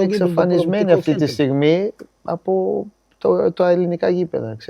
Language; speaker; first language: Greek; non-native, fluent; Portuguese